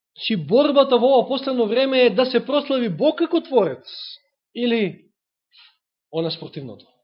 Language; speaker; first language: Macedonian; native; Macedonian